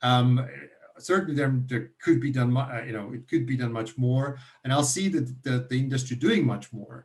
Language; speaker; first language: English; non-native, fluent; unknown